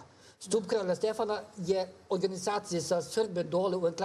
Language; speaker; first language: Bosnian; non-native, fluent; Norwegian